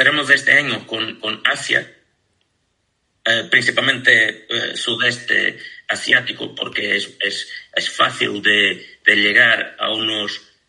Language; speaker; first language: Spanish; non-native, fluent; Portuguese